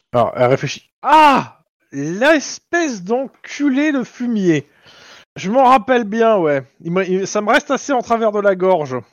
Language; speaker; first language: French; native; French